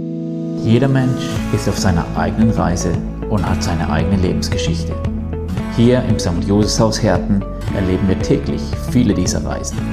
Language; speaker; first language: German; native; German